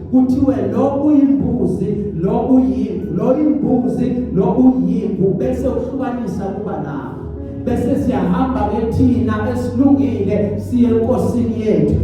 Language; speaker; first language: Zulu; native; Zulu